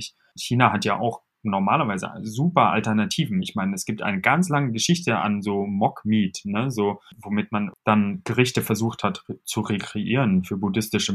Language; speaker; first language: German; native; German